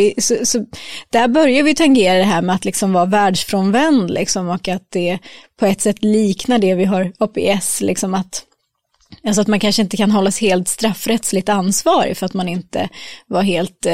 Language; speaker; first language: Swedish; native; Swedish